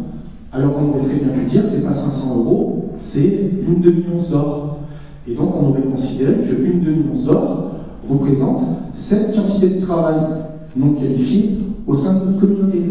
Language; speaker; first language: French; native; French